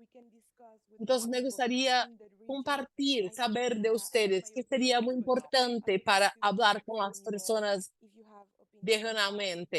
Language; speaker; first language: Spanish; non-native, fluent; Portuguese